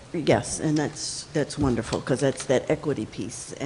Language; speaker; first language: English; native; English